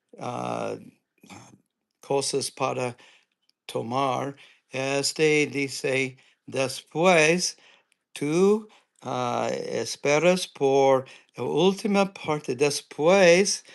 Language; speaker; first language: Spanish; non-native, learner; English